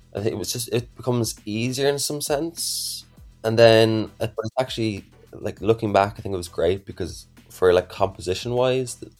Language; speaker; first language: English; native; English